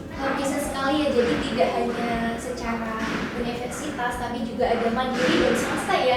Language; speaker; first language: Indonesian; native; Indonesian